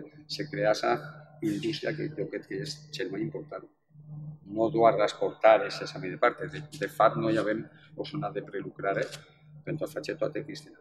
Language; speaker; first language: Romanian; non-native, fluent; Spanish